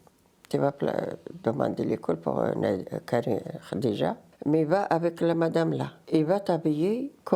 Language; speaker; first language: French; non-native, learner; Riffian